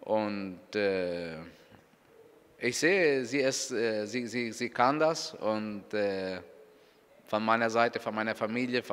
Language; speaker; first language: German; non-native, local second language; Spanish